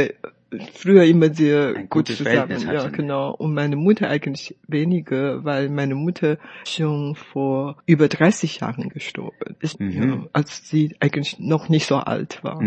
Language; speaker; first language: German; non-native, fluent; Chinese